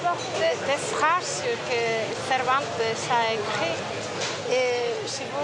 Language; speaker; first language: French; non-native, fluent; Spanish